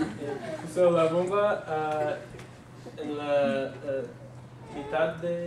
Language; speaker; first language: Spanish; non-native, learner; English